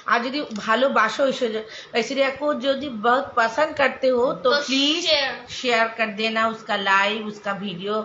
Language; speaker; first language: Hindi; non-native, local second language; Bangla